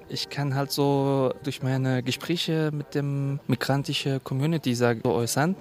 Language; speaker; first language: German; non-native, fluent; Kurdish